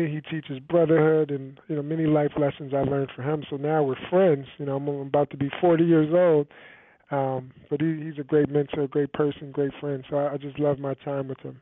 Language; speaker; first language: English; native; English